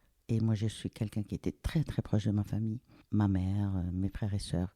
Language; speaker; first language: French; non-native, local second language; Arabic